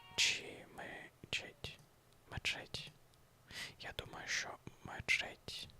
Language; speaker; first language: Ukrainian; non-native, learner; Russian